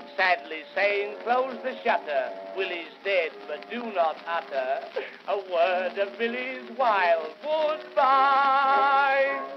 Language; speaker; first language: English; native; English